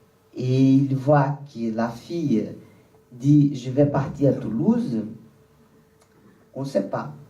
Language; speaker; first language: French; non-native, fluent; Portuguese